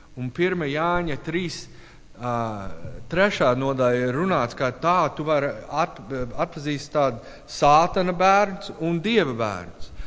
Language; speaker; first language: Latvian; non-native, learner; English